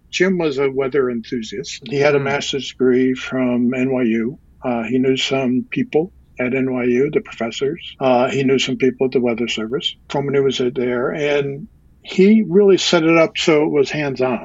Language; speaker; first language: English; native; English